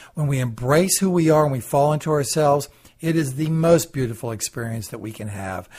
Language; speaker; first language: English; native; English